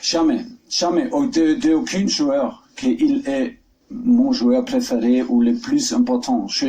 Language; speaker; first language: French; non-native, learner; German